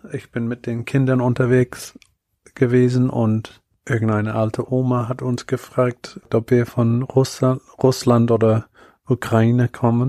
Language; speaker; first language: German; non-native, fluent; Bulgarian